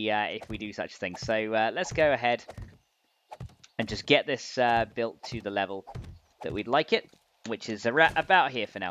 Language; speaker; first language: English; native; English